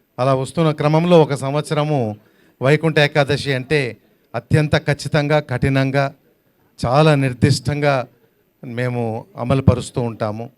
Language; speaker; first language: Telugu; native; Telugu